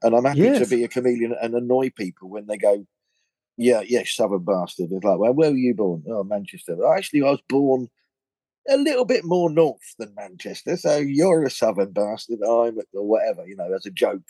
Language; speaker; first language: English; native; English